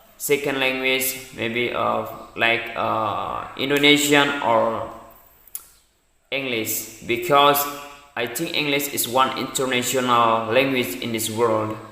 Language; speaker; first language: English; non-native, learner; Indonesian